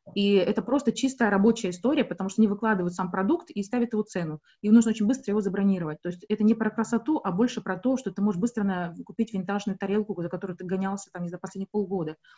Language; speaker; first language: Russian; native; Russian